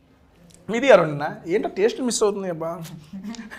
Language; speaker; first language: Telugu; native; Telugu